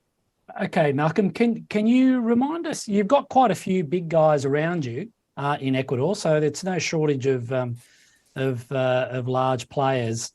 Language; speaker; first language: English; native; English